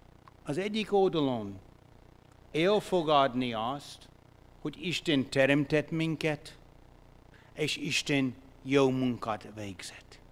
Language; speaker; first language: Hungarian; non-native, fluent; English